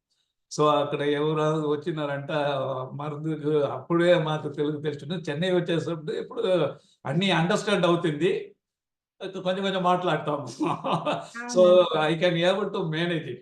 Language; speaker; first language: Telugu; non-native, local second language; Tamil